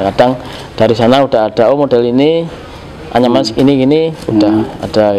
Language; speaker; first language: Indonesian; native; Indonesian